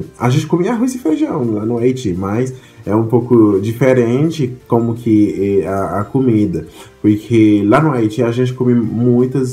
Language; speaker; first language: Portuguese; non-native, fluent; Haitian Creole